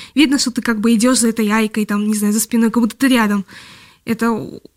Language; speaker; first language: Russian; non-native, local second language; Kyrgyz